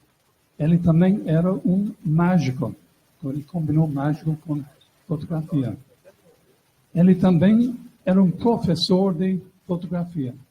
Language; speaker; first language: Portuguese; non-native, fluent; English